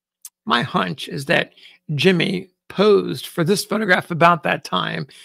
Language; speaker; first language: English; native; English